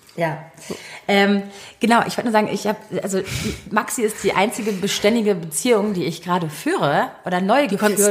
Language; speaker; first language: German; native; German